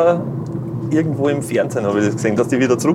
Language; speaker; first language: German; native; German